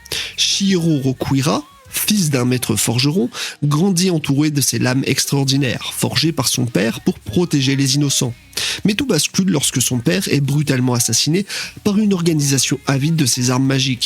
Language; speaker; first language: French; native; French